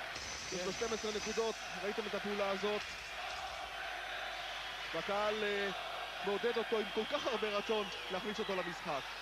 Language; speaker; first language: Hebrew; native; Hebrew